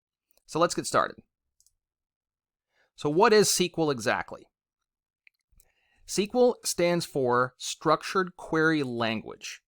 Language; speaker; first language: English; native; English